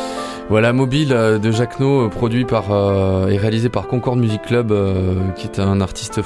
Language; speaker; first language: French; native; French